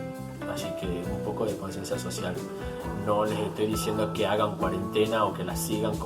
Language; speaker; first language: Spanish; native; Spanish